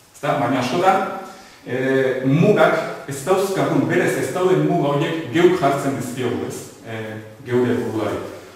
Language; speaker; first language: Basque; native; Basque